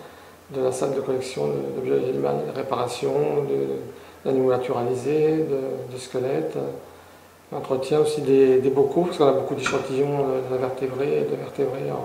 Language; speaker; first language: French; native; French